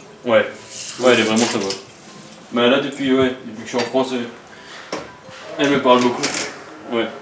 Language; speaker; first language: French; non-native, local second language; Morisyen